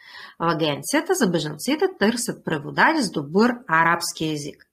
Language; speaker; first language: Bulgarian; non-native, fluent; Russian